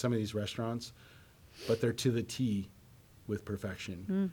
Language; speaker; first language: English; native; English